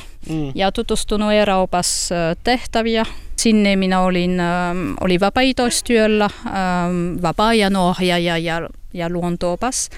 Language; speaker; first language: Finnish; non-native, learner; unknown